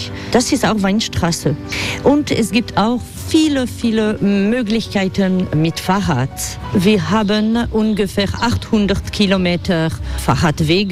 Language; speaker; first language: German; non-native, fluent; French